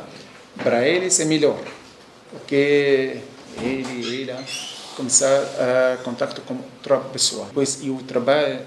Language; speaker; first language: Portuguese; non-native, learner; Arabic